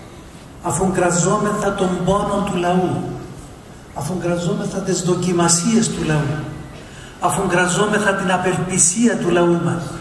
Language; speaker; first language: Greek; native; Greek